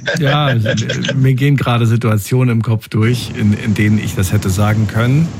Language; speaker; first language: German; native; German